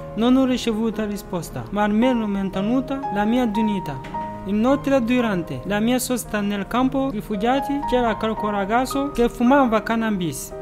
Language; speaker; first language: Italian; non-native, fluent; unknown